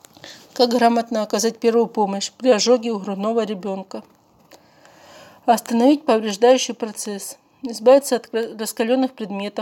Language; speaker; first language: Russian; native; Russian